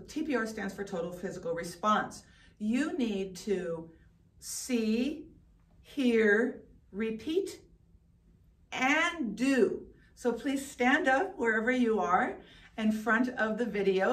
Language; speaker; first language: English; native; English